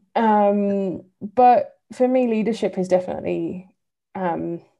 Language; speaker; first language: English; native; English